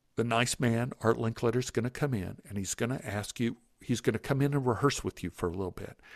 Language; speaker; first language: English; native; English